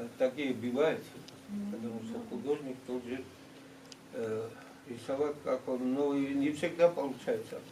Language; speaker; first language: Russian; non-native, fluent; Georgian